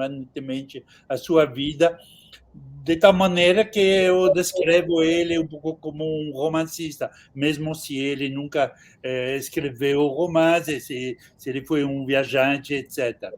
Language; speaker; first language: Portuguese; non-native, fluent; French